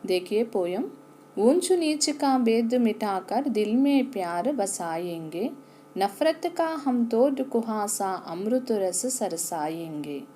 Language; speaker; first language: Hindi; non-native, local second language; Telugu